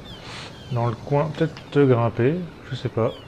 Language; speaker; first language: French; native; French